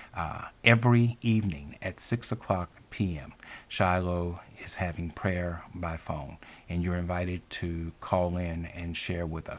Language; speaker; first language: English; native; English